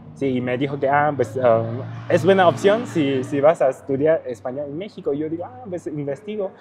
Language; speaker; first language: Spanish; non-native, fluent; Min Nan Chinese